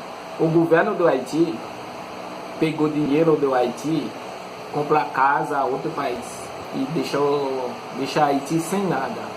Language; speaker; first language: Portuguese; non-native, learner; Haitian Creole